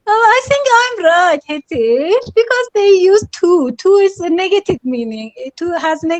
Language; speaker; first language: English; non-native, learner; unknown